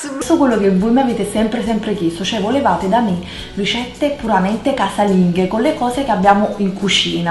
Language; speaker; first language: Italian; native; Italian